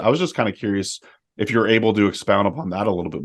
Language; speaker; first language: English; native; English